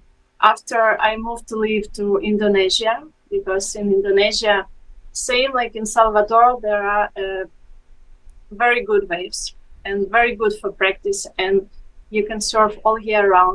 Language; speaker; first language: English; non-native, fluent; Ukrainian